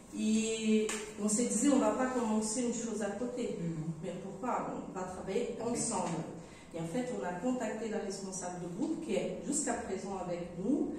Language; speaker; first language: French; non-native, fluent; Portuguese